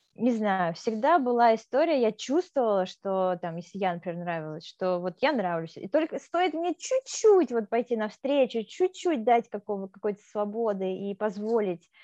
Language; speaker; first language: Russian; native; Russian